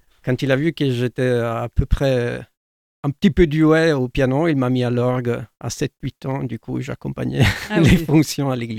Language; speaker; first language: French; non-native, fluent; Italian